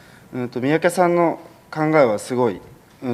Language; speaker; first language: Japanese; native; Japanese